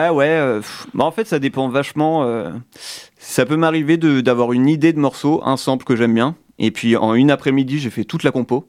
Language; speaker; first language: French; native; French